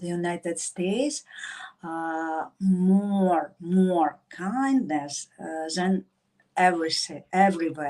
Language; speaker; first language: English; non-native, learner; Russian